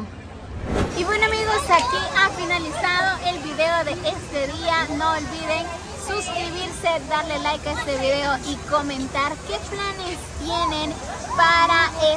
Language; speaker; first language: Spanish; native; Spanish